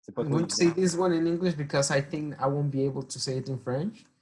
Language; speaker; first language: French; non-native, fluent; Spanish